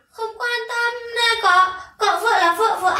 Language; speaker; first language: Vietnamese; non-native, learner; Javanese